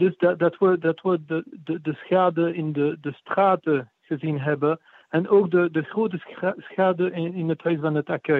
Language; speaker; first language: Dutch; non-native, fluent; French